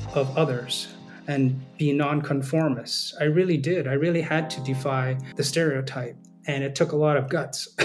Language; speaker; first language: English; native; English